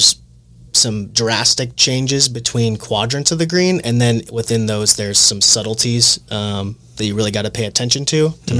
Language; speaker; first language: English; native; English